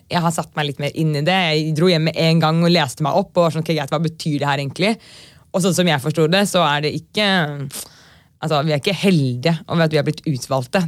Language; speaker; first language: Norwegian; native; Norwegian